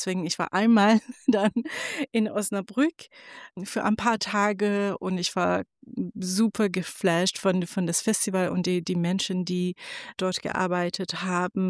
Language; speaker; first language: German; non-native, fluent; Persian